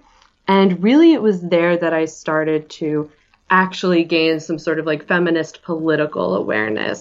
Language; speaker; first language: English; native; English